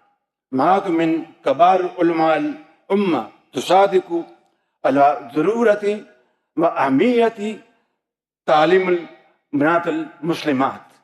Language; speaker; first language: Arabic; non-native, fluent; Urdu